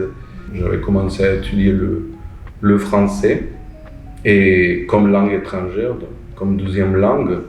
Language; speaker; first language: French; non-native, fluent; Spanish